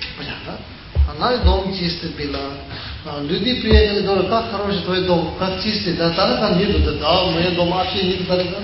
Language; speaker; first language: Russian; non-native, learner; Tibetan